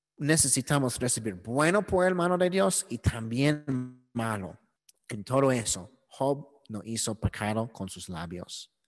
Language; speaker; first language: Spanish; non-native, learner; English